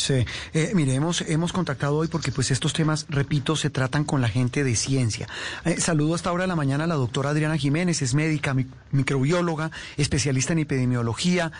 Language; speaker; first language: Spanish; native; Spanish